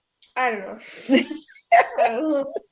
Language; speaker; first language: English; non-native, learner; Italian